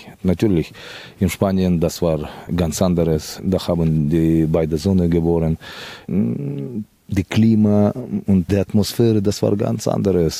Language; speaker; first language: German; non-native, fluent; Russian